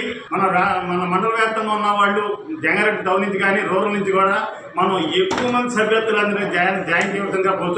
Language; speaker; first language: Telugu; native; Telugu